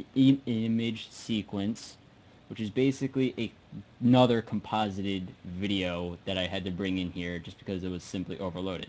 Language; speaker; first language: English; native; English